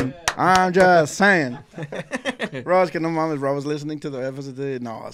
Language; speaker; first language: English; early bilingual, other home language; Spanish